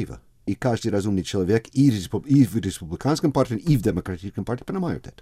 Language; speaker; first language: Russian; non-native, fluent; English